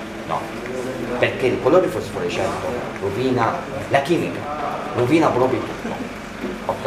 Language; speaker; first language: Italian; non-native, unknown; Arabic